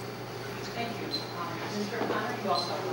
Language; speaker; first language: English; native; English